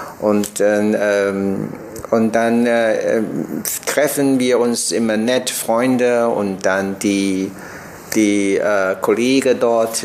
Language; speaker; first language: German; non-native, learner; Chinese